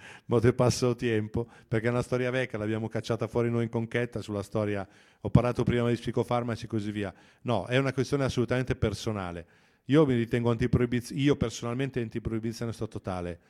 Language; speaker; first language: Italian; native; Italian